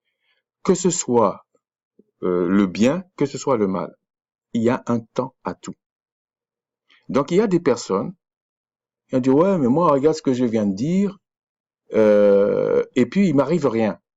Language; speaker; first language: French; native; French